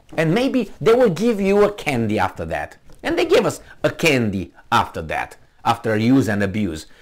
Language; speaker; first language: English; non-native, fluent; Romanian